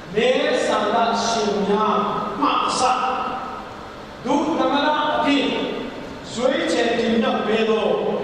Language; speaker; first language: Burmese; non-native, local second language; Hakha Chin